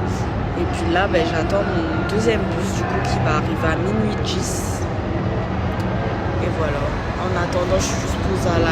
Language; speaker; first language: French; native; French